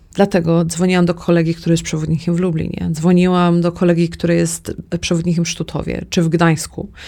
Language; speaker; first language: Polish; early bilingual, heritage; Polish